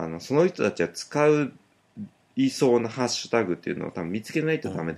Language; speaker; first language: Japanese; native; Japanese